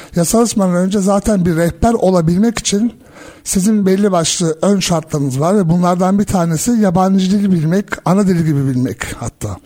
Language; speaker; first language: Turkish; early bilingual, heritage; Turkish